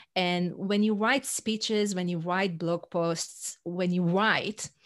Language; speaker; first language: English; non-native, fluent; Hebrew